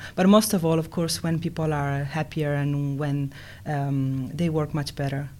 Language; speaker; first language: English; non-native, fluent; Italian